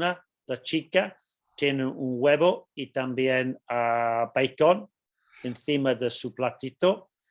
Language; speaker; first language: Spanish; non-native, fluent; English